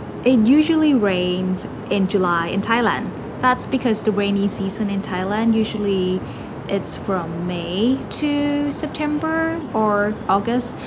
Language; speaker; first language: English; non-native, fluent; Thai